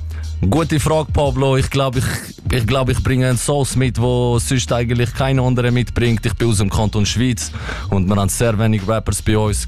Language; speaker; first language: German; native; German